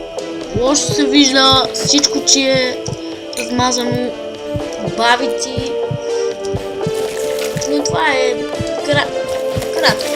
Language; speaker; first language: Bulgarian; native; Bulgarian